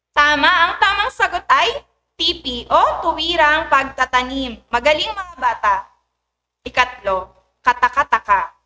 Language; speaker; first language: Filipino; native; Filipino